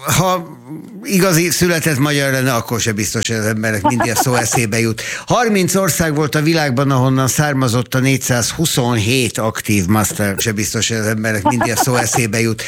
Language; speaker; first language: Hungarian; native; Hungarian